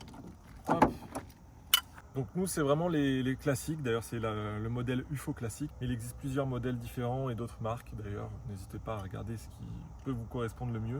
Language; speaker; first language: French; native; French